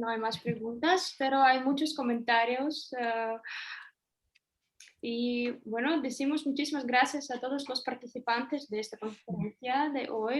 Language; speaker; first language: Spanish; non-native, fluent; Russian